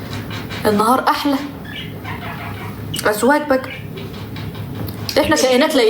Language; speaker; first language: Arabic; native; Arabic